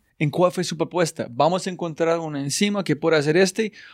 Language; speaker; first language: Spanish; non-native, learner; English